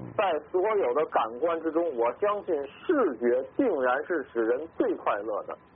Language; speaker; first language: Chinese; native; Chinese